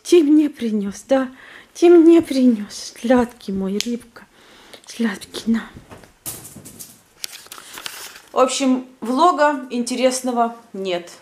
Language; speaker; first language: Russian; native; Russian